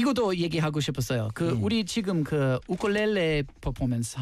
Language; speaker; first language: Korean; non-native, learner; English